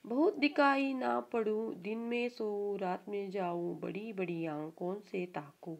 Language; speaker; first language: Hindi; non-native, local second language; Kannada